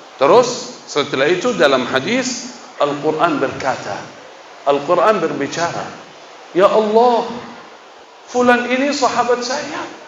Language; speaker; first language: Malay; non-native, fluent; Arabic